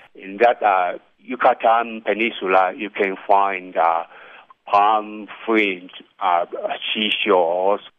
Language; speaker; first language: English; non-native, fluent; Chinese